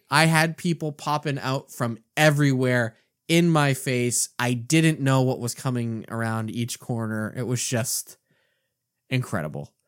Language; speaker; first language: English; native; English